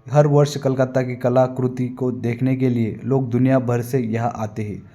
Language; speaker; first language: Hindi; non-native, local second language; Marathi